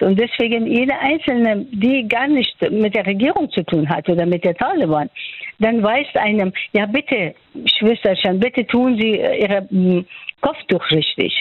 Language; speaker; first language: German; non-native, fluent; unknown